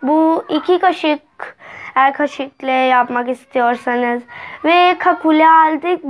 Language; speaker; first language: Turkish; non-native, learner; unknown